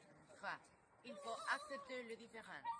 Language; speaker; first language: French; non-native, learner; Spanish